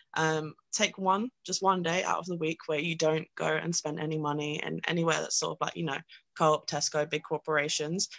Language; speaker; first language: English; native; English